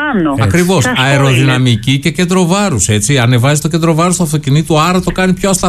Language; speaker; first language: Greek; native; Greek